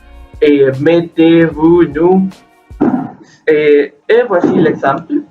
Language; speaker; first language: French; non-native, learner; Spanish